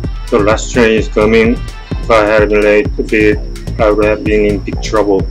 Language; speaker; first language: English; non-native, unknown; Korean